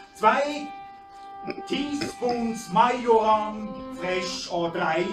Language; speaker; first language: German; native; German